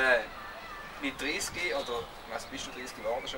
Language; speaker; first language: German; native; German